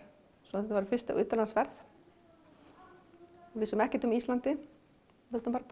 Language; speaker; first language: Icelandic; non-native, fluent; Afrikaans